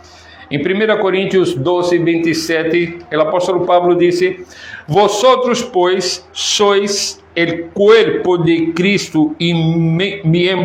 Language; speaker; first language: Spanish; non-native, fluent; Portuguese